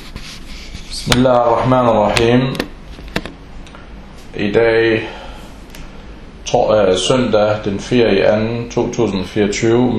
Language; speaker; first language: Danish; non-native, fluent; Arabic